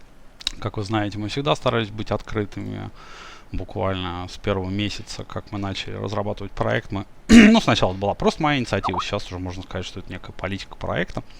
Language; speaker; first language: Russian; native; Russian